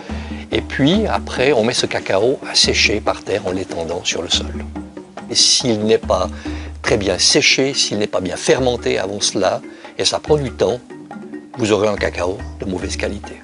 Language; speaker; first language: French; native; French